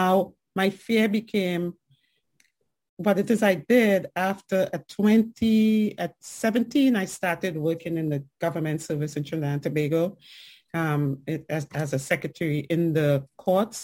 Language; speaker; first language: English; native; English